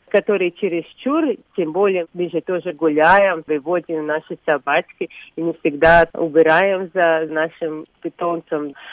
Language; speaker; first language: Russian; non-native, local second language; Latvian